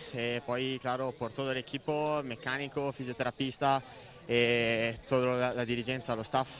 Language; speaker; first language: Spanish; non-native, fluent; Italian